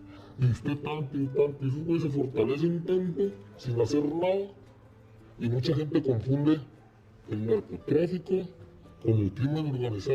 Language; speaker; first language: Spanish; native; Spanish